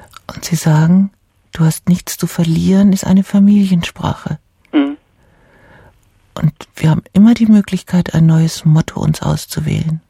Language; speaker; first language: German; native; German